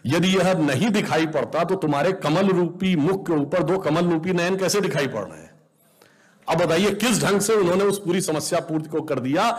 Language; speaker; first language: Hindi; native; Hindi